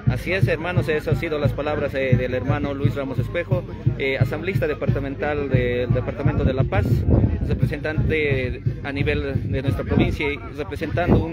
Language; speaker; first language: Spanish; native; Spanish